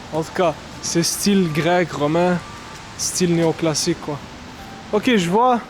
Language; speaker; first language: French; non-native, local second language; Arabic